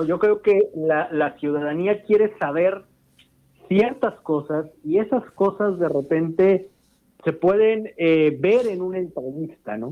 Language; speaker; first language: Spanish; native; Spanish